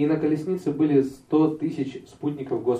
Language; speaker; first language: Russian; native; Russian